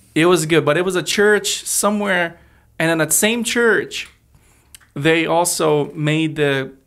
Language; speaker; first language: English; early bilingual, other home language; Russian